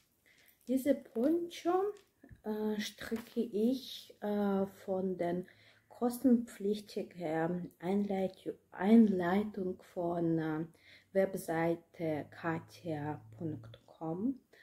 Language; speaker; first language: German; non-native, learner; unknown